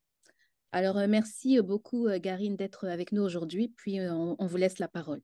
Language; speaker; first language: French; native; French